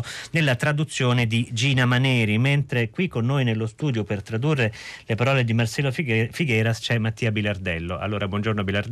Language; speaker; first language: Italian; native; Italian